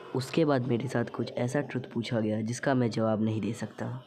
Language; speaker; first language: Hindi; native; Hindi